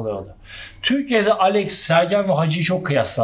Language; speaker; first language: Turkish; native; Turkish